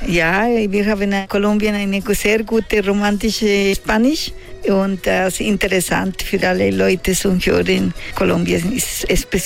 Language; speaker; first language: German; non-native, fluent; Spanish